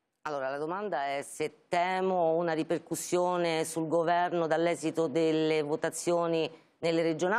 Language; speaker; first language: Italian; native; Italian